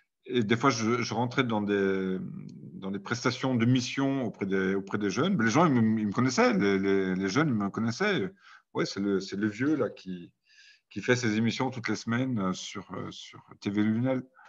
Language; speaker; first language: French; non-native, fluent; German